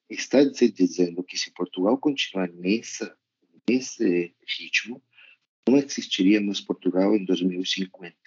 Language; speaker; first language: Portuguese; non-native, fluent; Spanish